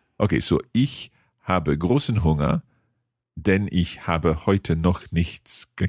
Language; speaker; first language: German; non-native, learner; English